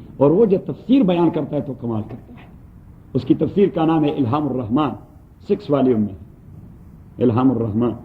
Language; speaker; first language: Urdu; non-native, local second language; Pashto